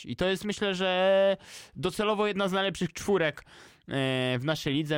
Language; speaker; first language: Polish; native; Polish